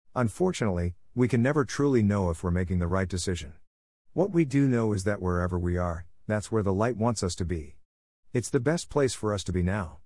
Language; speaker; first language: English; non-native, local second language; Bemba